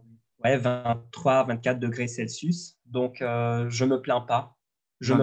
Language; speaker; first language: French; non-native, local second language; Arabic